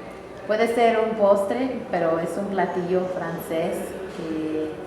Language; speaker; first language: Spanish; early bilingual, other home language; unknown